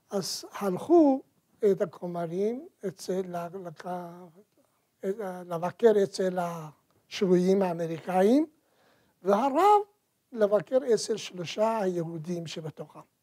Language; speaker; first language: Hebrew; non-native, fluent; Persian